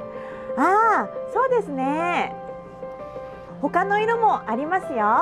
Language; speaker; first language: Japanese; non-native, fluent; Korean